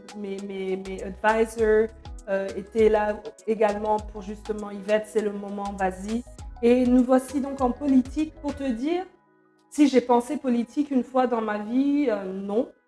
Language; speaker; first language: French; non-native, local second language; Lingala